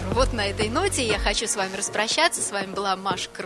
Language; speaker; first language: Russian; native; Russian